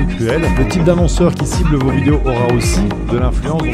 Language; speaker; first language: French; native; French